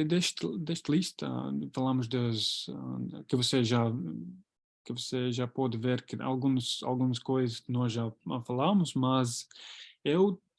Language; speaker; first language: Portuguese; non-native, fluent; Latvian